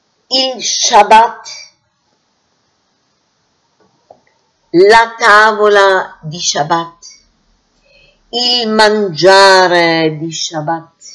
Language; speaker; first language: Italian; non-native, fluent; English